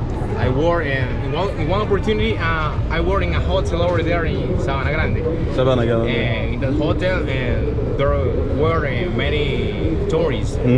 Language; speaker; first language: English; non-native, learner; Spanish